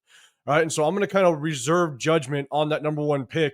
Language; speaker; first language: English; native; English